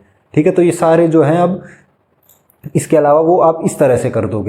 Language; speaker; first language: Hindi; native; Hindi